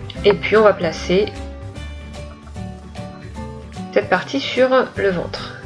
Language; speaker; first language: French; native; French